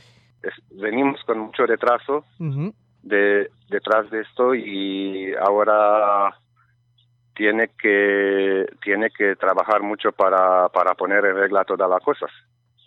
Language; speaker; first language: Spanish; non-native, learner; Romanian